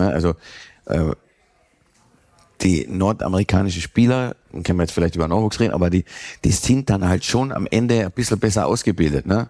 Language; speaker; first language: German; native; German